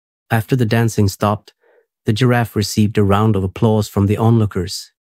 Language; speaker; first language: English; native; English